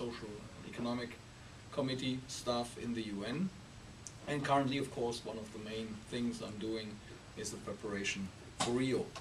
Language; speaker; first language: English; non-native, fluent; German